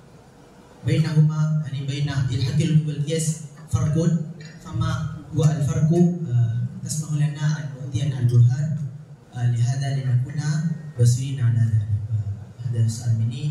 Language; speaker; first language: Arabic; non-native, fluent; Indonesian